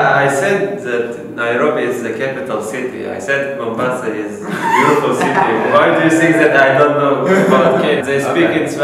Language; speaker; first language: English; non-native, fluent; Uzbek